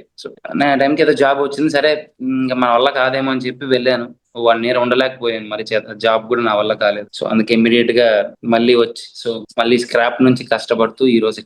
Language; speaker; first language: Telugu; native; Telugu